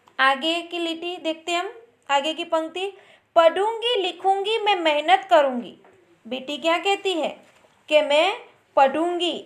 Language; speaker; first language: Hindi; non-native, local second language; Gujarati